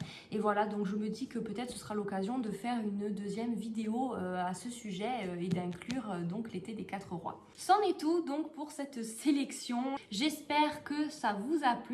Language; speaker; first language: French; native; French